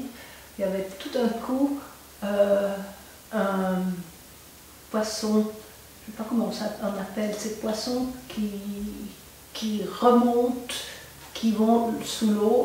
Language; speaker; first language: French; non-native, local second language; German